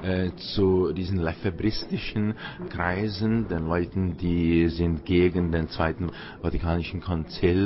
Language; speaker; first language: German; non-native, fluent; Czech